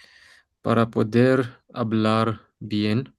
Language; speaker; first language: Spanish; non-native, learner; English